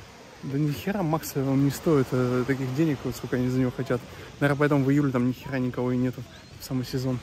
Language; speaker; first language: Russian; native; Russian